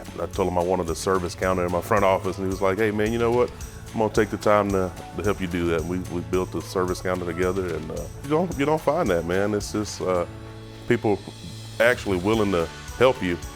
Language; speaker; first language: English; native; English